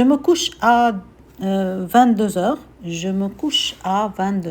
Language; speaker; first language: French; non-native, fluent; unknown